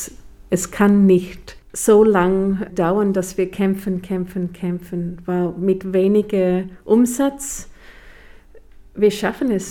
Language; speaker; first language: German; non-native, fluent; English